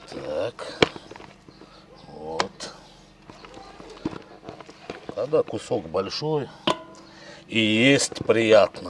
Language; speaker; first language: Russian; native; Russian